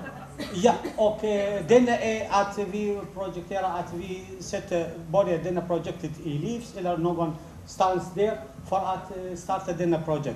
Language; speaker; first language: Swedish; non-native, fluent; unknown